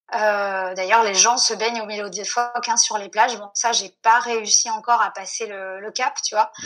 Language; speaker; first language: French; native; French